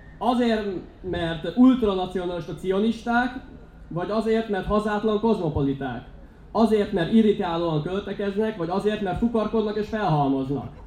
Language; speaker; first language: Hungarian; native; Hungarian